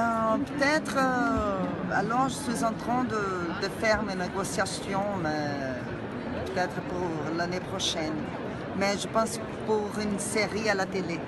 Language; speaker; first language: French; non-native, learner; Portuguese